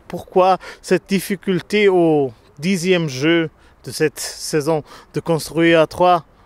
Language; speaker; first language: French; non-native, learner; German